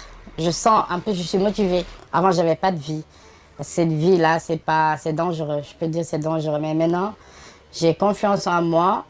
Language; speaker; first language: French; non-native, learner; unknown